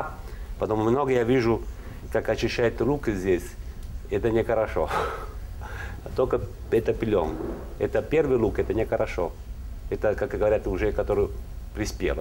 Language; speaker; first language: Russian; non-native, learner; Italian